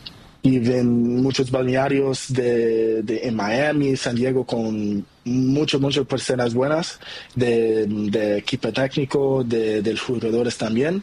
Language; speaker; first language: Spanish; non-native, learner; Portuguese